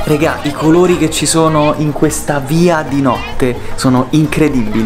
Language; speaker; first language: Italian; native; Italian